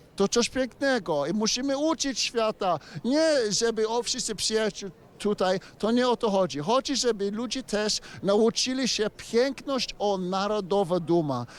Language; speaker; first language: Polish; early bilingual, heritage; English